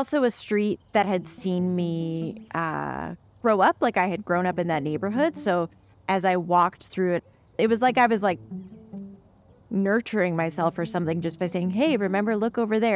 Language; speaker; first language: English; native; English